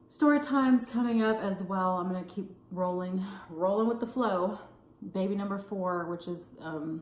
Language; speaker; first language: English; native; English